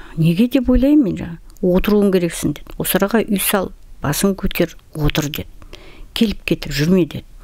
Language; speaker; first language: Kazakh; non-native, local second language; Russian